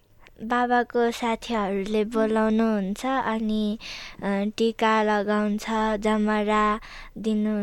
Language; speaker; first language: Nepali; early bilingual, other home language; Chinese